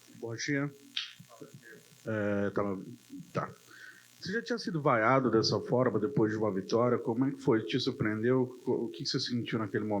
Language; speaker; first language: Portuguese; native; Portuguese